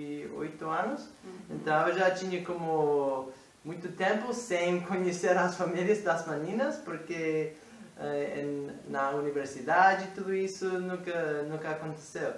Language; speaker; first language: Portuguese; non-native, fluent; English